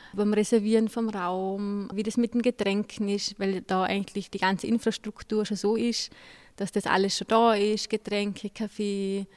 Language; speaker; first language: German; native; German